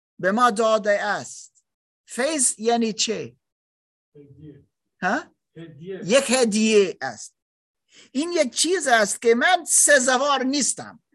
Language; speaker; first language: Persian; non-native, learner; German